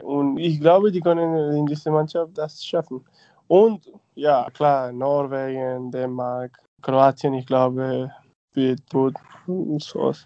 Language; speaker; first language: German; non-native, fluent; Spanish